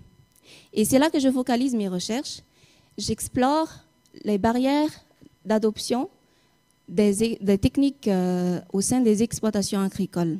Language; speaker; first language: French; non-native, local second language; Malagasy